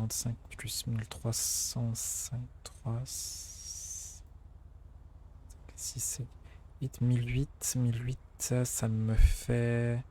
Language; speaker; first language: French; native; French